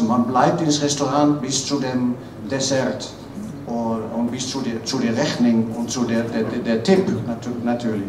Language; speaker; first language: German; non-native, fluent; Dutch